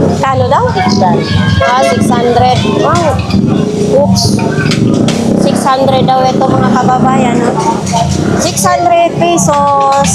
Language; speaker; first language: Filipino; non-native, local second language; Cebuano